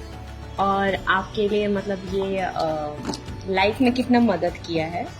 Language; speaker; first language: Hindi; native; Hindi